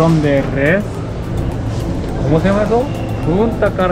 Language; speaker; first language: Spanish; non-native, learner; Japanese